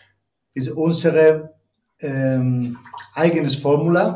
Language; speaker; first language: German; non-native, learner; Spanish